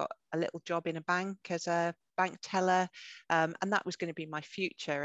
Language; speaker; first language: English; native; English